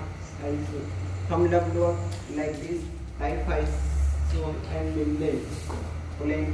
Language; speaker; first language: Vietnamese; non-native, learner; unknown